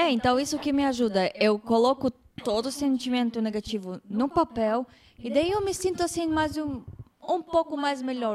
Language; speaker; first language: Portuguese; non-native, fluent; Hebrew